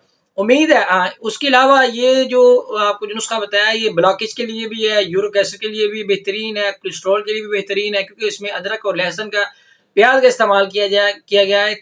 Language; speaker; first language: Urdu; non-native, local second language; Punjabi